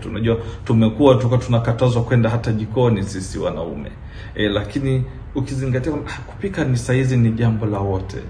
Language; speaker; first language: Swahili; native; Swahili